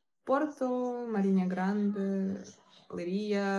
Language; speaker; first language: Portuguese; non-native, learner; Ukrainian